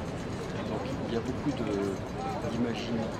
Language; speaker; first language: French; native; French